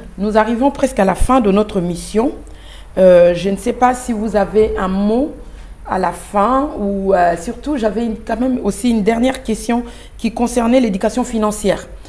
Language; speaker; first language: French; non-native, local second language; Lingala